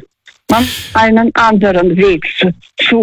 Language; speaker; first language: German; non-native, fluent; Russian